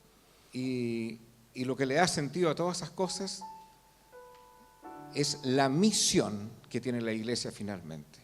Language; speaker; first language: Spanish; native; Spanish